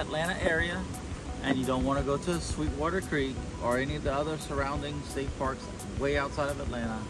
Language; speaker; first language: English; native; English